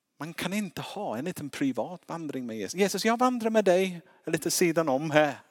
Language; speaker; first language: Swedish; non-native, fluent; English